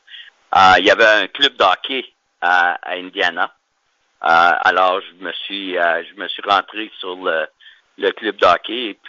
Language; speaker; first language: French; native; French